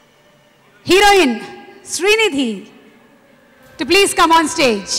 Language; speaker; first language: Telugu; native; Telugu